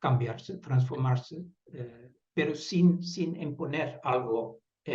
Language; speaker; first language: Spanish; non-native, fluent; Dutch